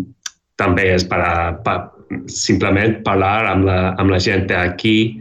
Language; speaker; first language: Catalan; non-native, fluent; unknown